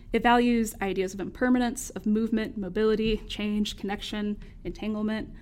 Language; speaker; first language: English; native; English